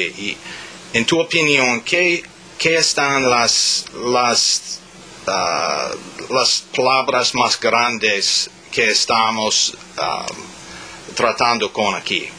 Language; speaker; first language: Spanish; non-native, learner; English